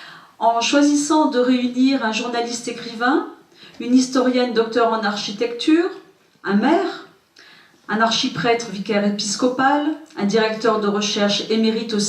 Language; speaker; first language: French; native; French